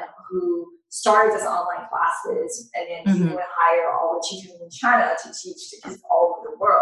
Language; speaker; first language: English; non-native, fluent; Chinese